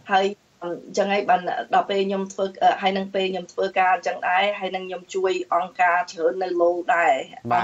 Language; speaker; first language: Khmer; early bilingual, heritage; Khmer